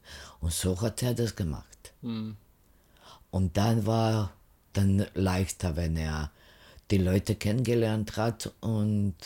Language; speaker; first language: German; non-native, fluent; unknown